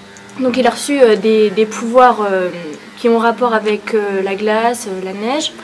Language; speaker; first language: French; native; French